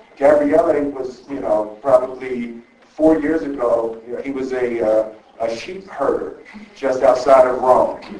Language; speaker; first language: English; native; English